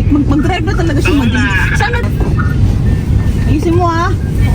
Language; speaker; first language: Filipino; native; Filipino